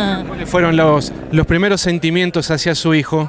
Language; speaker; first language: Spanish; native; Spanish